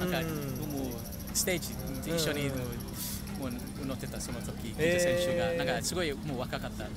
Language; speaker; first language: Japanese; non-native, fluent; English